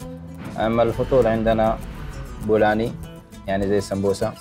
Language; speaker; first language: Arabic; non-native, local second language; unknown